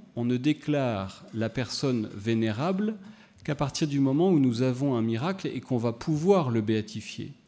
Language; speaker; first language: French; native; French